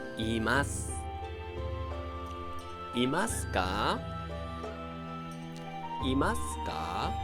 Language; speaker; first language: Japanese; non-native, fluent; Portuguese